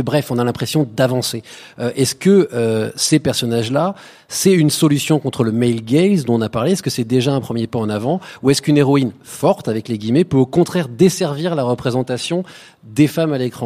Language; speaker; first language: French; native; French